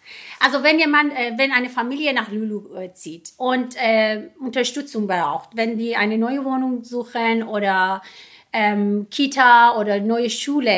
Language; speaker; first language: German; non-native, fluent; Persian